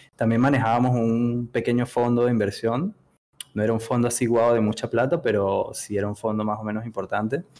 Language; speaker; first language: Spanish; native; Spanish